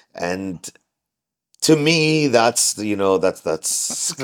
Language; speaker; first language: English; non-native, fluent; Arabic